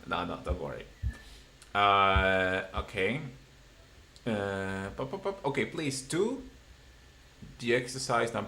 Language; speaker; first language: English; non-native, fluent; Spanish